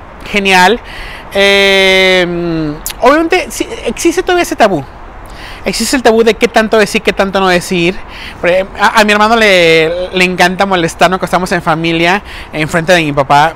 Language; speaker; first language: Spanish; native; Spanish